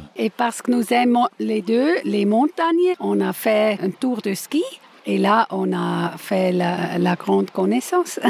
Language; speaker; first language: French; non-native, learner; Swiss German